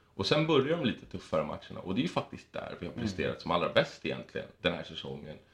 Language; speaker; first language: Swedish; early bilingual, other home language; Spanish